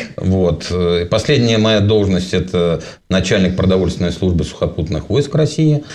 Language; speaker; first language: Russian; native; Russian